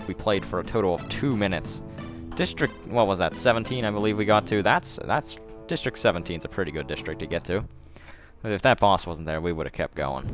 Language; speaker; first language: English; native; English